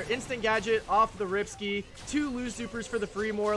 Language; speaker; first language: English; native; English